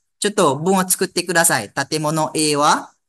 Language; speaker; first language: Japanese; non-native, fluent; Malay